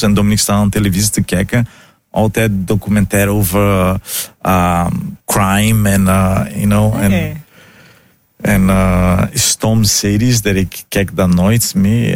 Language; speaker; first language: Dutch; non-native, fluent; Italian